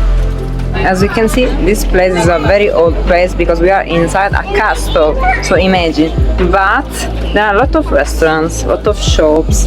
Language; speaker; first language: English; non-native, fluent; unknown